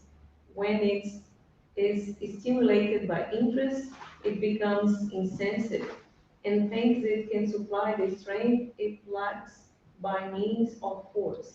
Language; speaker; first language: English; non-native, fluent; Portuguese